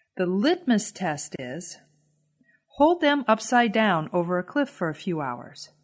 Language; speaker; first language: English; native; English